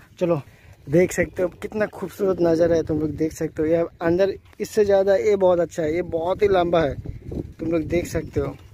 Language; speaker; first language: Hindi; non-native, local second language; Bangla